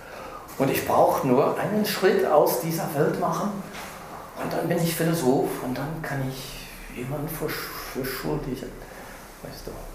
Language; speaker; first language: German; non-native, fluent; English